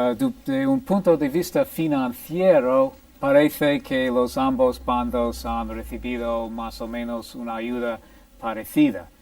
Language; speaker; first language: Spanish; non-native, fluent; English